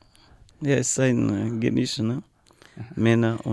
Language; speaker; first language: German; non-native, learner; Portuguese